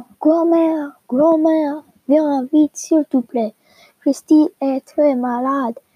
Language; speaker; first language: French; non-native, learner; English